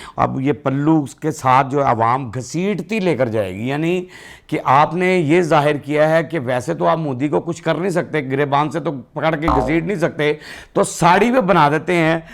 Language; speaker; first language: Urdu; non-native, local second language; Punjabi